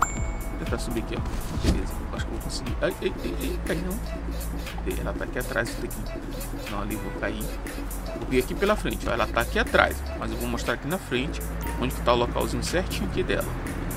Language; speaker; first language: Portuguese; native; Portuguese